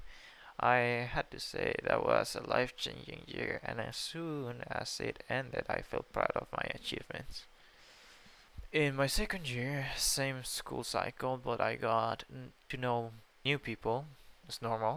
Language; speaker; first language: English; non-native, fluent; Spanish